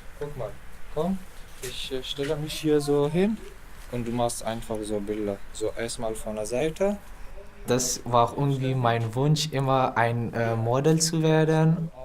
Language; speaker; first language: German; non-native, fluent; Pashto